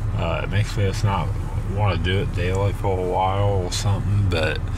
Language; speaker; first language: English; native; English